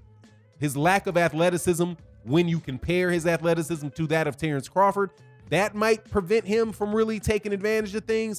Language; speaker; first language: English; native; English